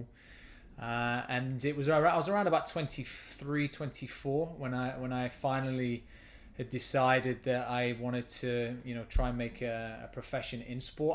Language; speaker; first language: English; native; English